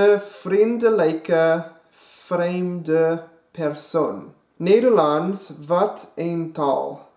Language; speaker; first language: Dutch; non-native, learner; English